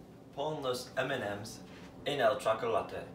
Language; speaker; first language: Spanish; non-native, learner; English